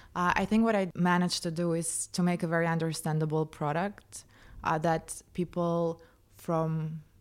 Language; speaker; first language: English; non-native, fluent; Russian